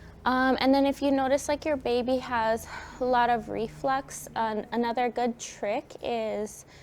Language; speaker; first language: English; native; English